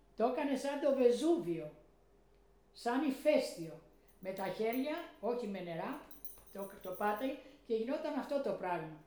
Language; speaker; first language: Greek; early bilingual, heritage; Greek